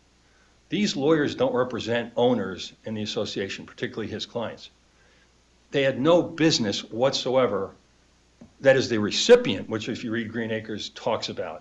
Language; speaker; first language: English; native; English